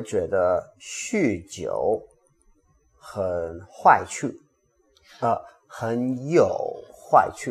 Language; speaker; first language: Chinese; non-native, learner; English